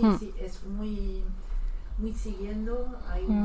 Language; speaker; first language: Spanish; non-native, learner; French